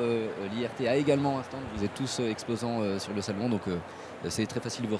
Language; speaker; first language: French; native; French